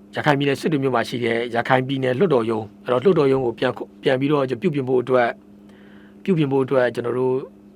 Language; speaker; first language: Burmese; native; Burmese